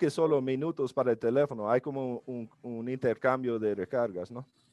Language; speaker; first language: Spanish; non-native, learner; English